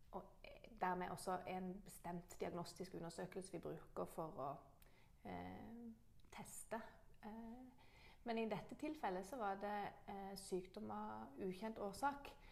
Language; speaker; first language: Norwegian; native; Norwegian